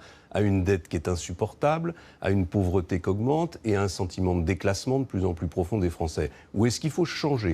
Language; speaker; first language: French; native; French